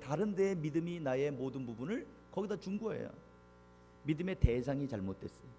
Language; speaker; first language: Korean; native; Korean